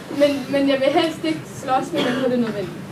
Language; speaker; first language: Danish; native; Danish